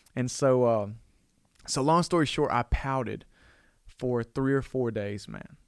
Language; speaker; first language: English; native; English